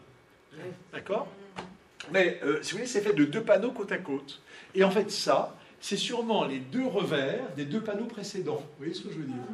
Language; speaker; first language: French; native; French